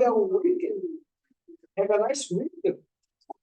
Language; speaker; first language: English; non-native, learner; Portuguese